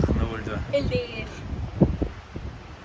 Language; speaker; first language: French; non-native, fluent; German